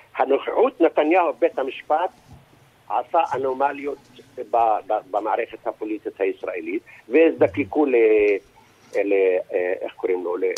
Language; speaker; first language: Hebrew; non-native, local second language; Arabic